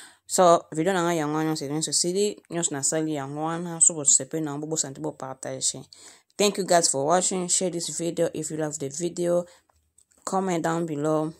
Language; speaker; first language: English; non-native, learner; Lingala